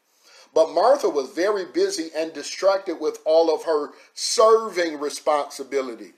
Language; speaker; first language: English; native; English